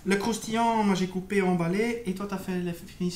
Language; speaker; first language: French; native; French